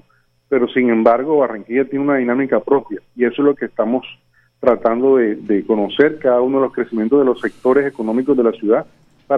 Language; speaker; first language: Spanish; native; Spanish